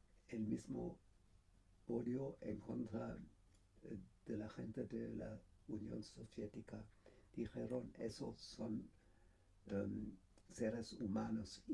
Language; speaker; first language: Spanish; non-native, fluent; German